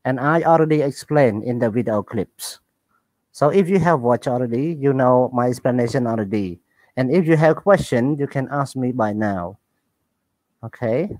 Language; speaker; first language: English; non-native, learner; Khmer